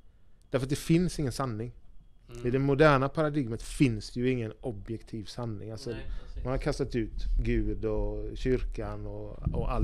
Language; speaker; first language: Swedish; native; Swedish